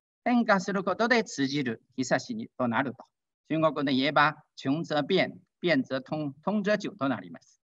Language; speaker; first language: Japanese; non-native, fluent; Chinese